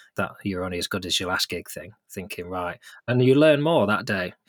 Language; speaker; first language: English; native; English